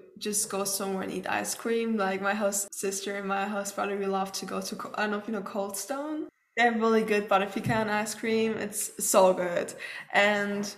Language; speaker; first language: English; non-native, fluent; German